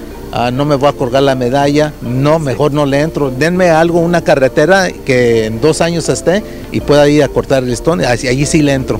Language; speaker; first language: Spanish; early bilingual, heritage; Spanish